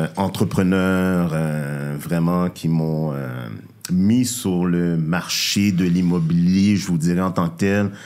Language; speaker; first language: French; native; French